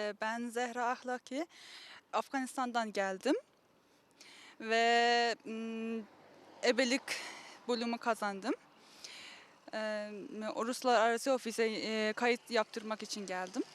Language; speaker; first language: Turkish; non-native, learner; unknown